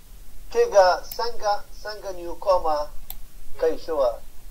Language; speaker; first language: Chinese; non-native, learner; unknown